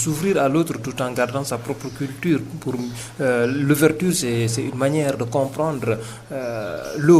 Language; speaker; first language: French; non-native, local second language; Wolof